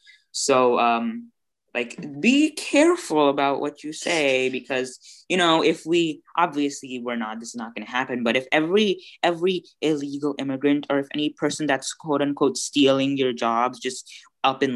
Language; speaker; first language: English; early bilingual, other home language; Bangla